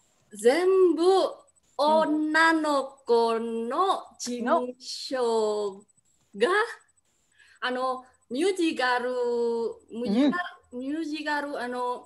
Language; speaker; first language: Japanese; non-native, learner; Indonesian